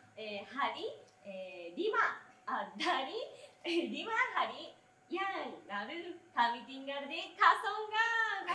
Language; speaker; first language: Indonesian; non-native, learner; Japanese